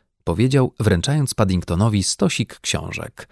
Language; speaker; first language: Polish; native; Polish